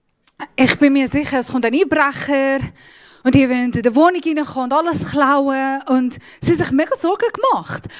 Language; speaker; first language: German; non-native, fluent; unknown